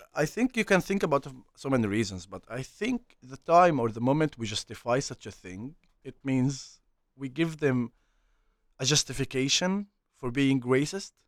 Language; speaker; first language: English; non-native, fluent; Arabic